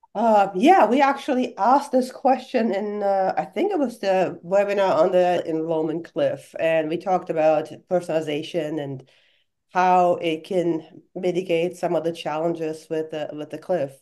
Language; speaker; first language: English; non-native, fluent; German